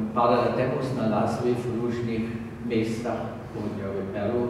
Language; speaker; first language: Polish; non-native, learner; German